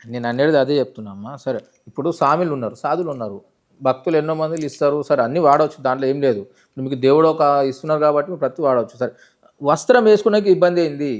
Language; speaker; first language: Telugu; native; Telugu